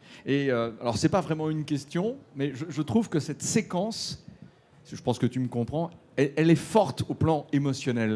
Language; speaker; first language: French; native; French